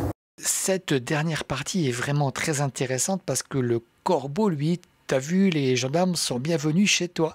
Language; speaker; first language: French; native; French